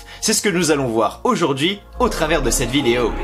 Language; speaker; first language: French; native; French